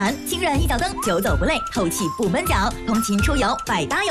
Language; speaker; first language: Chinese; native; Chinese